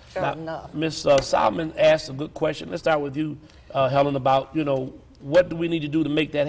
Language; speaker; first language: English; native; English